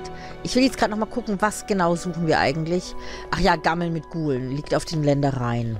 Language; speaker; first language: German; native; German